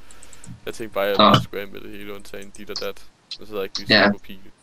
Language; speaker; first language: Danish; native; Danish